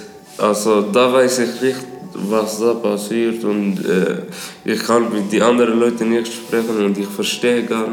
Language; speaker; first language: German; non-native, learner; Arabic